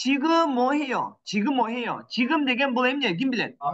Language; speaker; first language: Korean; non-native, fluent; Kyrgyz